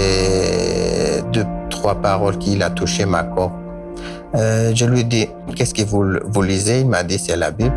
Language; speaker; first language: French; non-native, learner; Kurdish